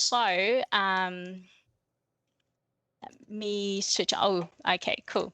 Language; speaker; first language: English; non-native, fluent; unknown